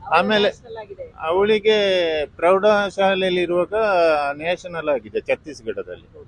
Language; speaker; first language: Kannada; native; Kannada